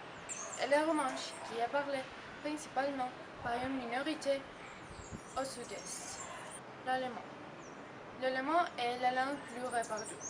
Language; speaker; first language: French; non-native, learner; Spanish